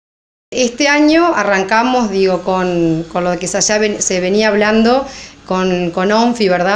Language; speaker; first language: Spanish; native; Spanish